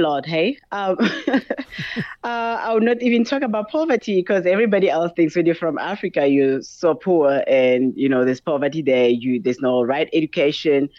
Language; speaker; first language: English; non-native, local second language; Tsonga